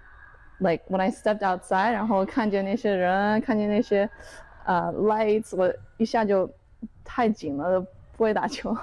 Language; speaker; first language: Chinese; early bilingual, heritage; Chinese